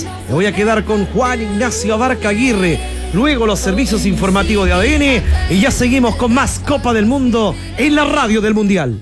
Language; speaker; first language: Spanish; native; Spanish